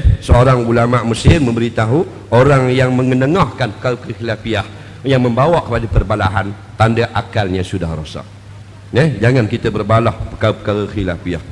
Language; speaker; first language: Malay; native; Malay